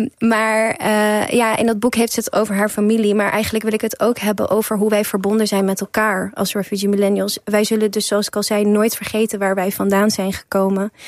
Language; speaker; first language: Dutch; early bilingual, other home language; Persian